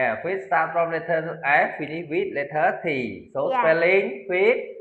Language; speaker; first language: English; non-native, learner; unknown